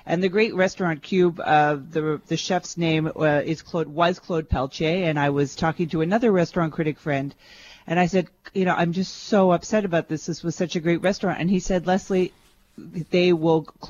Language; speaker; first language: English; native; English